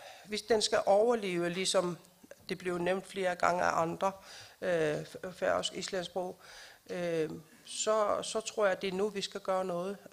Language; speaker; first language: Danish; non-native, local second language; Kalaallisut